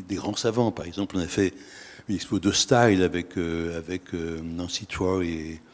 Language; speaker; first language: French; native; French